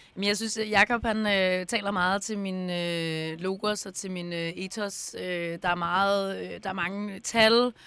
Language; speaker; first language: Danish; native; Danish